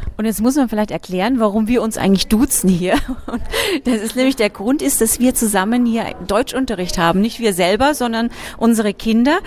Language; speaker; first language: German; native; German